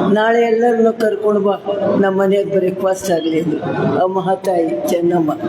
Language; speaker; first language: Kannada; native; Kannada